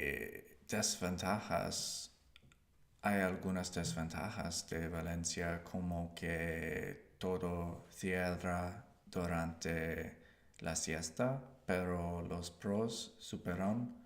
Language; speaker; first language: Spanish; non-native, learner; English